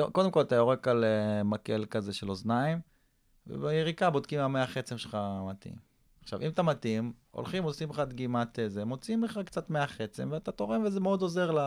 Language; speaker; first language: Hebrew; early bilingual, other home language; English